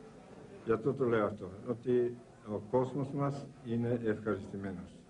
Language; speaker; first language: Greek; non-native, learner; Bulgarian